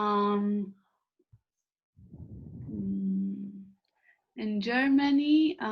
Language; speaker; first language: English; non-native, learner; Arabic